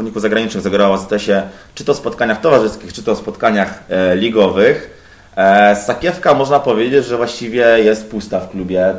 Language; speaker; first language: Polish; native; Polish